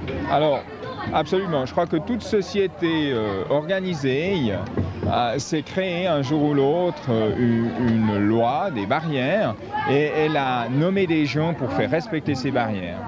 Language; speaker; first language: French; native; French